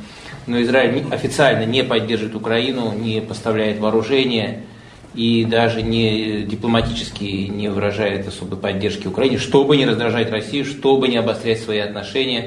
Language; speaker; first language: Russian; native; Russian